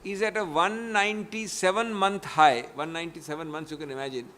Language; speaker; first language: English; non-native, local second language; Hindi